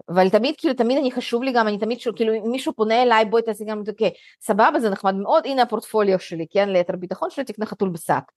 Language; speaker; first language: Hebrew; early bilingual, other home language; Russian